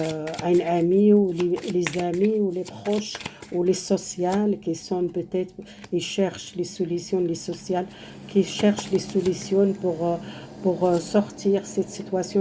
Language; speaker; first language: French; non-native, learner; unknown